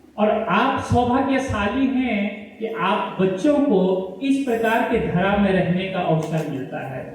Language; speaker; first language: Hindi; native; Hindi